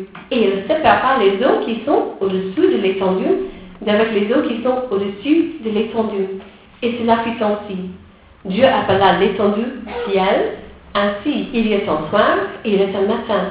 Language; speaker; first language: French; non-native, fluent; English